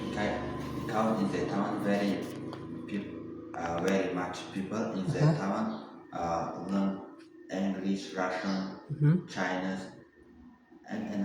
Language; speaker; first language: English; non-native, learner; Tajik